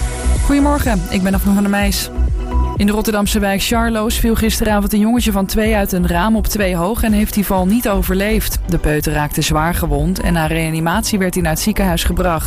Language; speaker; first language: Dutch; native; Dutch